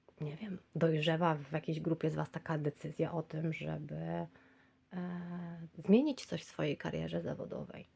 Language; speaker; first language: Polish; native; Polish